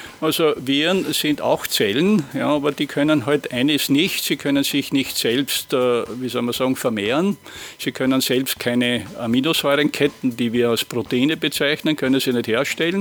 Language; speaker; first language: German; native; German